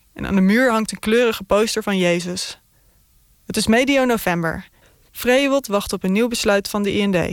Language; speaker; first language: Dutch; native; Dutch